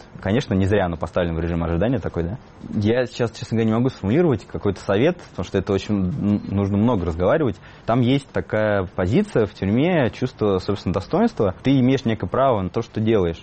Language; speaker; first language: Russian; native; Russian